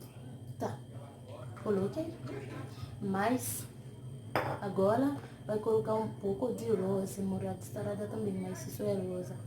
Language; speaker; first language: Portuguese; non-native, learner; Haitian Creole